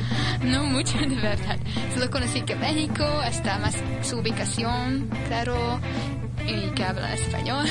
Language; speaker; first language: Spanish; non-native, learner; Hungarian